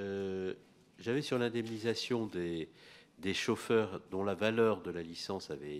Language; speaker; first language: French; native; French